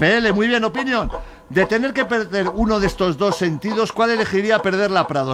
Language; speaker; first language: Spanish; native; Spanish